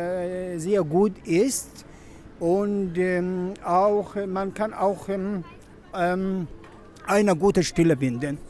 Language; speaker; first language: German; non-native, learner; Arabic